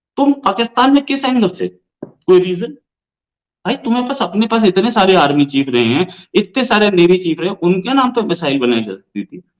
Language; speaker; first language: Hindi; native; Hindi